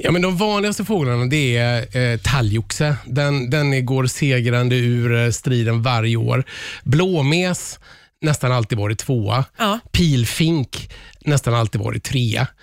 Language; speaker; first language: Swedish; native; Swedish